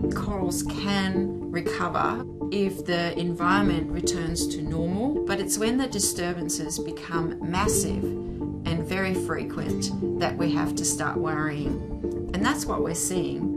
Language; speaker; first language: English; non-native, fluent; Danish